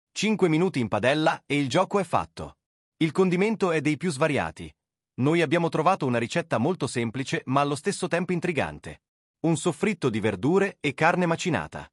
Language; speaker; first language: Italian; native; Italian